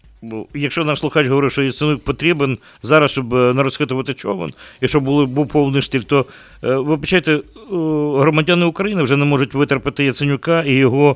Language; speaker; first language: Ukrainian; native; Ukrainian